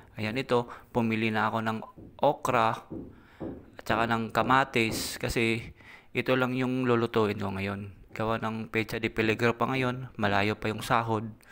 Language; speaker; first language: Filipino; non-native, local second language; Cebuano